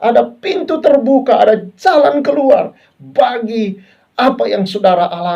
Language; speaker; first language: Indonesian; native; Indonesian